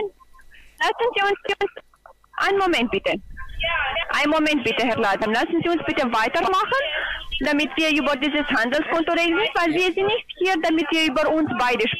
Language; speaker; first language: German; non-native, learner; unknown